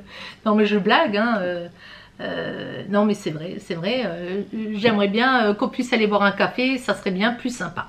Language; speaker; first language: French; native; French